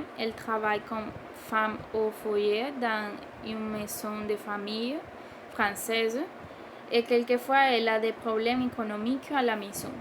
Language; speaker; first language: French; non-native, learner; Spanish